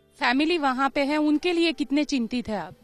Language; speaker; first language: Hindi; native; Hindi